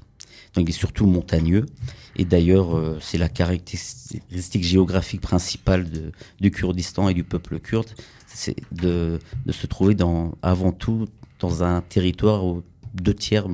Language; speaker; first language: French; early bilingual, other home language; Kurdish